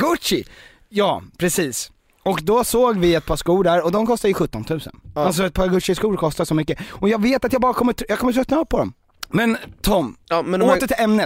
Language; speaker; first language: Swedish; native; Swedish